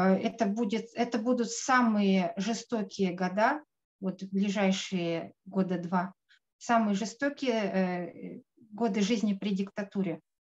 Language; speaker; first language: Russian; native; Russian